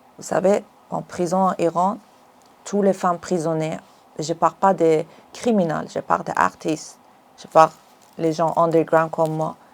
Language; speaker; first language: French; non-native, learner; Persian